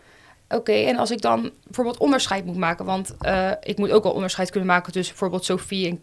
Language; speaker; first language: Dutch; native; Dutch